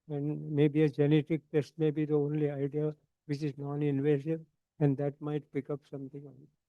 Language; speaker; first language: English; non-native, local second language; Marathi